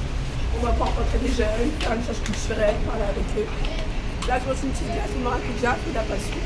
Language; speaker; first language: French; native; French